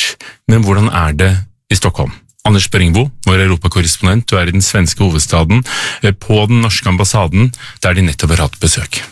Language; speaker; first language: Norwegian; native; Norwegian